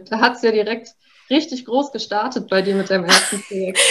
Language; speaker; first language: German; native; German